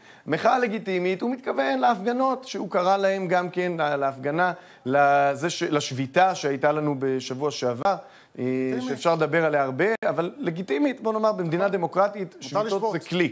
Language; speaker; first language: Hebrew; native; Hebrew